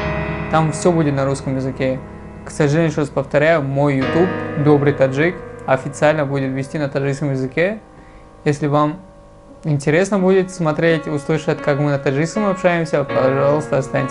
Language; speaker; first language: Russian; non-native, local second language; Tajik